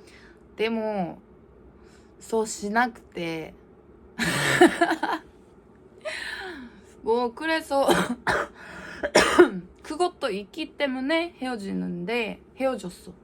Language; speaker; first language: Korean; non-native, learner; Japanese